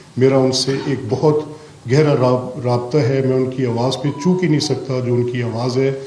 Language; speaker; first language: Urdu; non-native, local second language; Punjabi